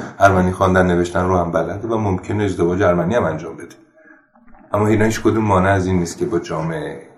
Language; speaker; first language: Persian; non-native, local second language; Armenian